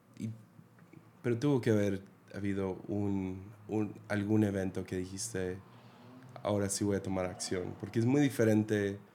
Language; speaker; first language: Spanish; native; Spanish